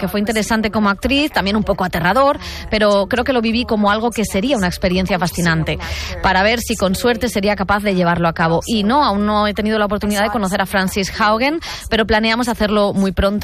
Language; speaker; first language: Spanish; native; Spanish